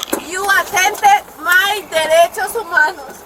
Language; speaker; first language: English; non-native, learner; Spanish